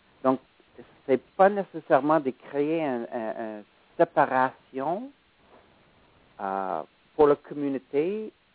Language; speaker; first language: French; non-native, fluent; English